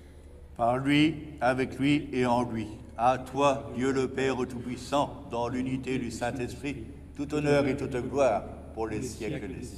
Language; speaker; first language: French; native; French